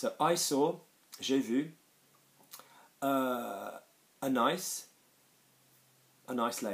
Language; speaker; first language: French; non-native, fluent; English